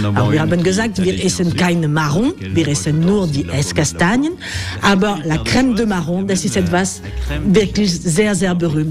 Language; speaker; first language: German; non-native, learner; French